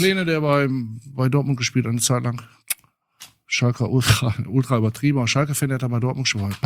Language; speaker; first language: German; native; German